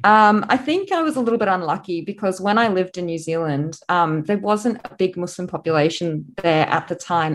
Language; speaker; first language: English; native; English